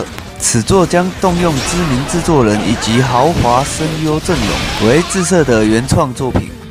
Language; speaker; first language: Chinese; native; Chinese